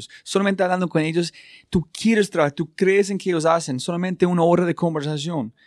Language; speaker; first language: Spanish; non-native, fluent; English